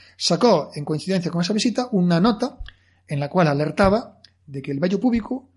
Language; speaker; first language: Spanish; native; Spanish